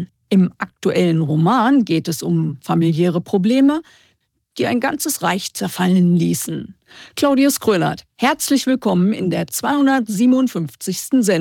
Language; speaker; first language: German; native; German